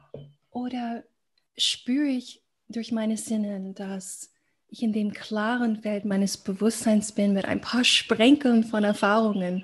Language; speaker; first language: German; non-native, fluent; English